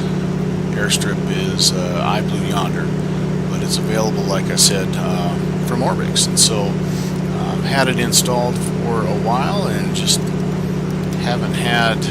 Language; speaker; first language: English; native; English